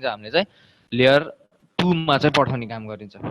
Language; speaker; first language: Nepali; native; Nepali